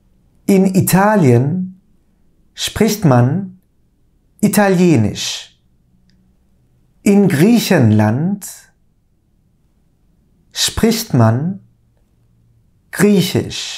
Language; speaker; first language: German; non-native, fluent; Turkish